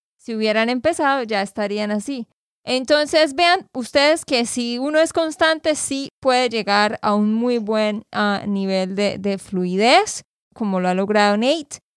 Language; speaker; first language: Spanish; native; Spanish